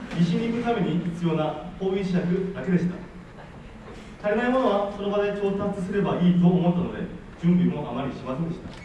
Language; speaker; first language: Japanese; non-native, fluent; Korean